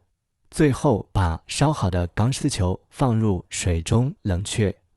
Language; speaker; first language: Chinese; native; Chinese